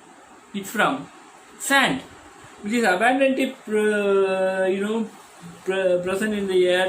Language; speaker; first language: English; non-native, local second language; Tamil